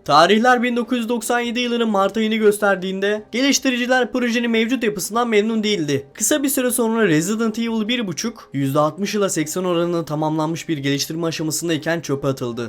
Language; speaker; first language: Turkish; native; Turkish